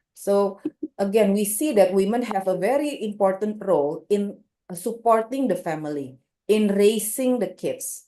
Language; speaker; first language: English; non-native, local second language; Indonesian